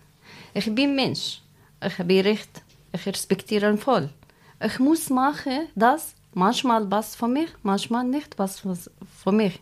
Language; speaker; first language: German; non-native, learner; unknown